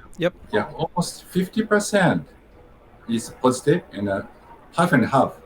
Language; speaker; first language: English; non-native, learner; Japanese